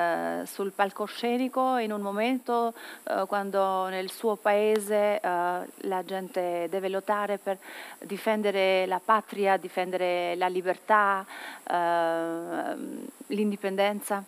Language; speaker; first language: Italian; non-native, fluent; Albanian